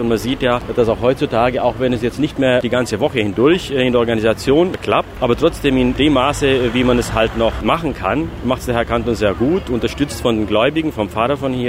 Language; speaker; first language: German; native; German